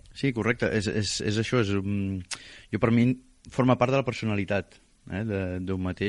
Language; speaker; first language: Catalan; native; Catalan